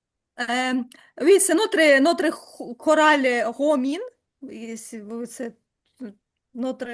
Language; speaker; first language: French; non-native, learner; Ukrainian